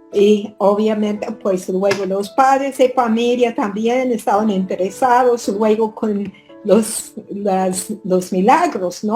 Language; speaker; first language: Spanish; non-native, fluent; English